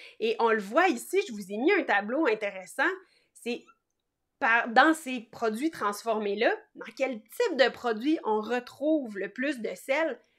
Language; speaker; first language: French; native; French